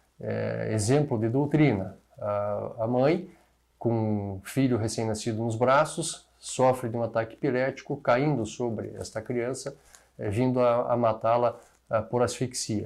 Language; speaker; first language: Portuguese; native; Portuguese